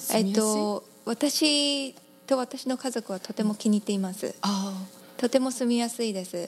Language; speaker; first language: Japanese; native; Japanese